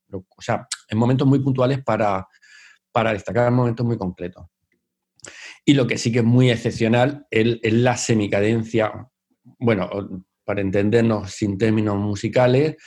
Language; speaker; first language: Spanish; native; Spanish